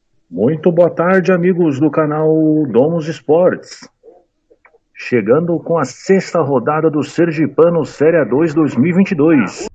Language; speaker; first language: Portuguese; native; Portuguese